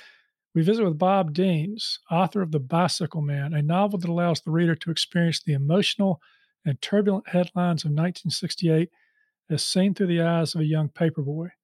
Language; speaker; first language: English; native; English